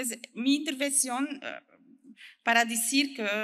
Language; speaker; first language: Spanish; non-native, learner; French